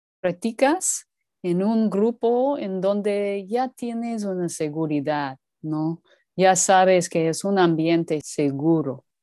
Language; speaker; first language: Spanish; non-native, learner; English